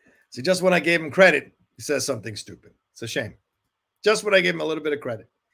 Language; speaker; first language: English; native; English